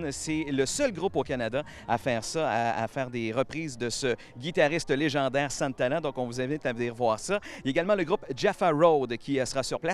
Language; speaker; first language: French; native; French